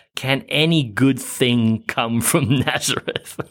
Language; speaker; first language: English; native; English